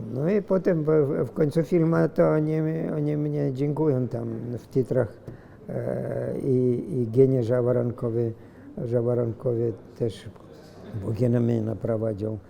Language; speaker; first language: Polish; non-native, fluent; Russian